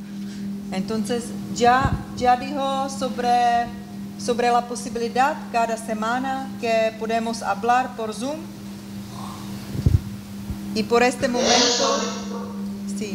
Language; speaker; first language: Spanish; non-native, learner; Czech